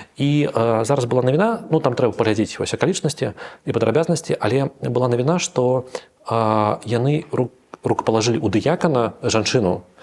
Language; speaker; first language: Belarusian; non-native, local second language; Russian